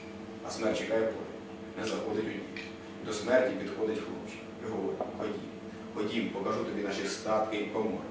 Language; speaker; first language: Ukrainian; native; Ukrainian